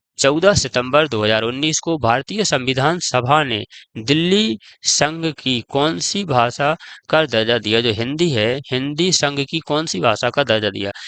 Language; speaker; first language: Hindi; native; Hindi